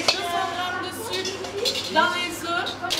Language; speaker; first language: French; native; French